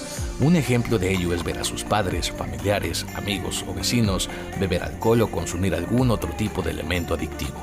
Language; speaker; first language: Spanish; native; Spanish